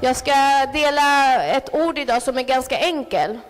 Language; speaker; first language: Swedish; early bilingual, other home language; Spanish